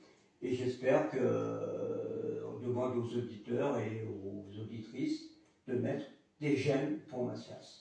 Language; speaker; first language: French; native; French